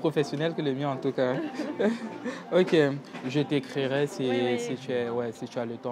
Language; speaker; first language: French; native; French